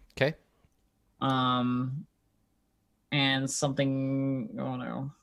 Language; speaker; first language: English; native; English